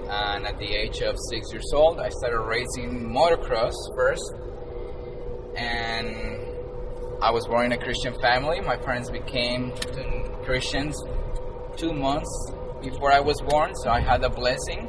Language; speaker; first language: English; non-native, fluent; Spanish